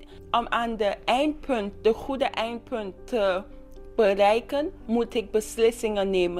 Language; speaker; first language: Dutch; non-native, local second language; English